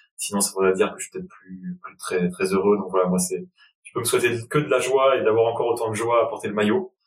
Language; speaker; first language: French; native; French